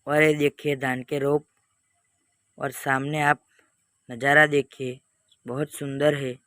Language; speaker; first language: Hindi; non-native, local second language; Gujarati